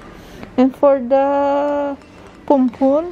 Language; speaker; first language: English; non-native, learner; Filipino